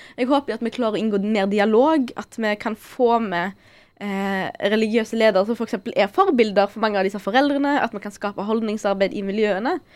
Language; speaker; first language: Norwegian; early bilingual, other home language; Arabic